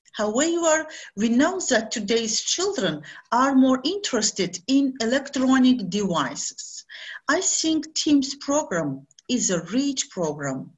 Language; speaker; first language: English; non-native, learner; Azerbaijani